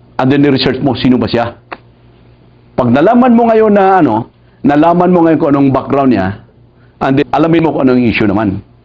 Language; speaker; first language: Filipino; non-native, local second language; Cebuano